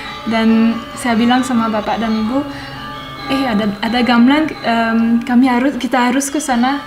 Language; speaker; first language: Indonesian; non-native, fluent; French